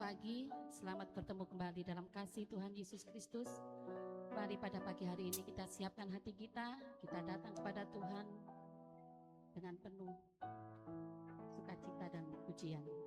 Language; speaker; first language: Indonesian; native; Indonesian